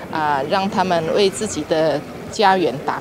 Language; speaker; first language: Chinese; native; Chinese